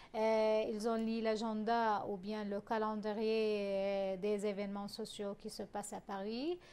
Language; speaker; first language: French; non-native, fluent; Arabic